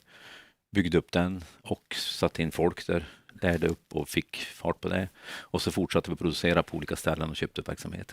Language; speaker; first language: Swedish; native; Swedish